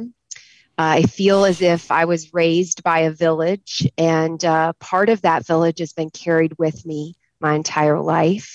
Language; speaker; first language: English; native; English